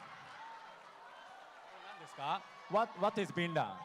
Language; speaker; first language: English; non-native, learner; Japanese